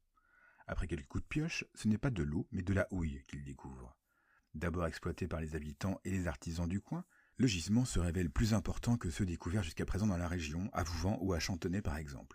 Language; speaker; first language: French; native; French